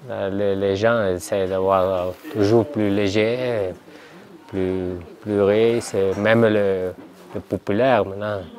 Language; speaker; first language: French; non-native, learner; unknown